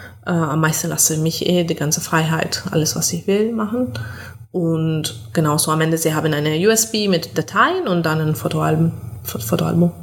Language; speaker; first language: German; non-native, fluent; Italian